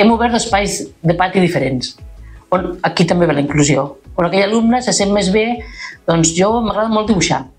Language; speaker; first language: Catalan; native; Catalan